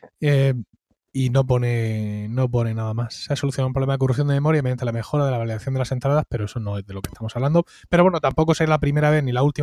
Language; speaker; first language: Spanish; native; Spanish